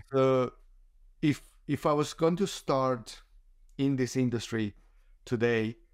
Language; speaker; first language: English; non-native, fluent; Spanish